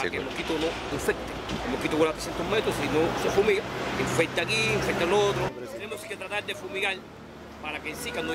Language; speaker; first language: Spanish; native; Spanish